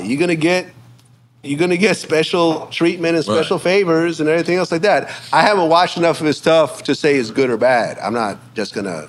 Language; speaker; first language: English; native; English